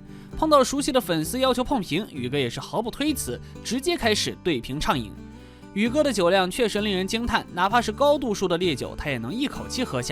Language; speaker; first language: Chinese; native; Chinese